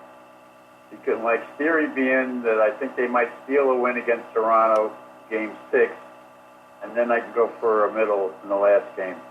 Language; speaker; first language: English; native; English